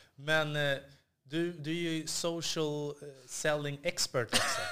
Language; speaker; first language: Swedish; native; Swedish